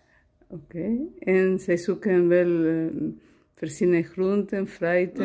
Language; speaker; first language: Dutch; non-native, learner; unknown